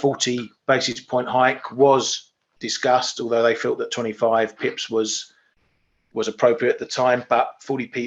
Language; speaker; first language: English; native; English